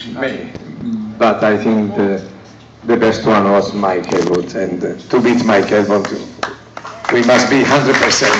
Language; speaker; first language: English; non-native, learner; Italian